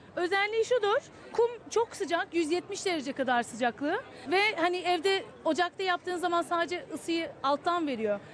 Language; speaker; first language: Turkish; native; Turkish